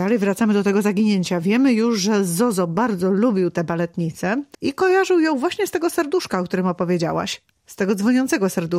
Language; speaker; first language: Polish; native; Polish